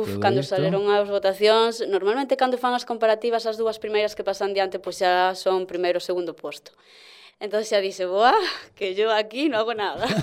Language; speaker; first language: Galician; native; Galician